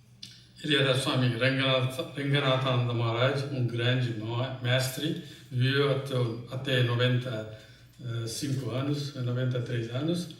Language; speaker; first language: Portuguese; non-native, fluent; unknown